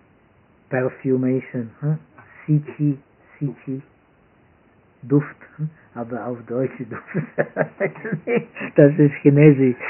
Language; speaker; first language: German; non-native, fluent; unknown